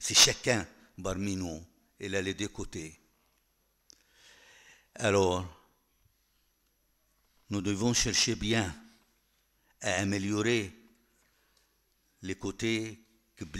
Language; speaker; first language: French; non-native, fluent; Arabic